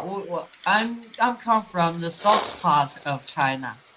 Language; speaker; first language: English; non-native, learner; Chinese